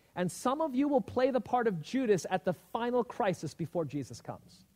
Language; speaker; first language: English; native; English